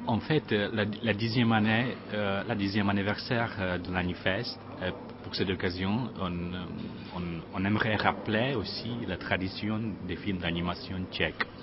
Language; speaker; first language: French; non-native, fluent; Czech